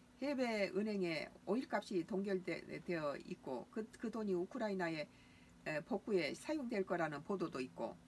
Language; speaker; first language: Korean; native; Korean